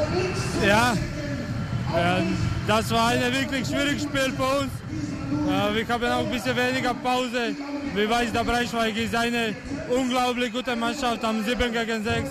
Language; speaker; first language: German; non-native, learner; Croatian